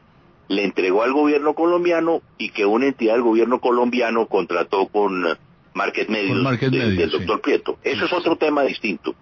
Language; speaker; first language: Spanish; native; Spanish